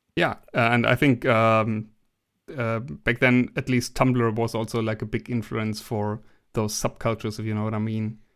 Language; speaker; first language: English; non-native, fluent; German